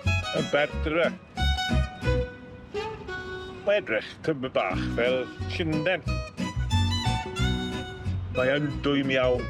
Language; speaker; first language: Welsh; non-native, local second language; English